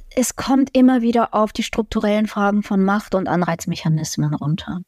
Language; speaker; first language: German; non-native, fluent; Ukrainian